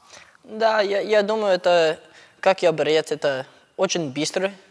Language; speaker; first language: Russian; non-native, learner; English